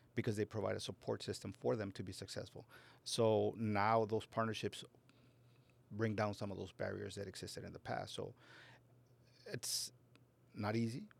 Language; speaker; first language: English; native; English